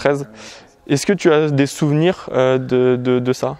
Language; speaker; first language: French; native; French